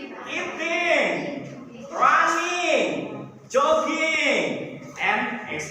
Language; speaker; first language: English; non-native, learner; Indonesian